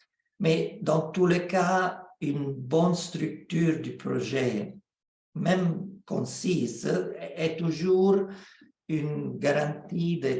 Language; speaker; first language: French; non-native, fluent; Italian